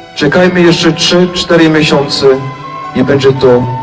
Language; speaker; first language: Polish; non-native, fluent; French